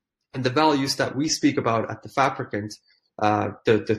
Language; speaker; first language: English; non-native, fluent; Finnish